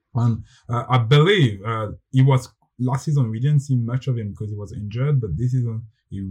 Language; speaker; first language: English; non-native, fluent; French